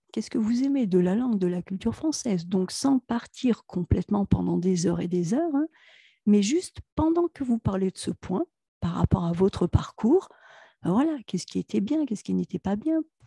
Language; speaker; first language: French; native; French